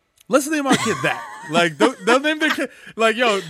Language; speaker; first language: English; early bilingual, other home language; Spanish